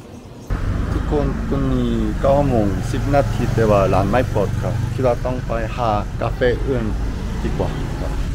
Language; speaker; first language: Thai; non-native, learner; Korean